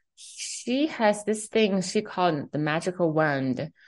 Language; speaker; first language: English; non-native, fluent; Chinese